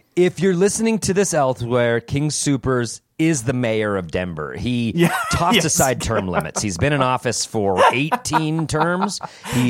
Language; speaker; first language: English; native; English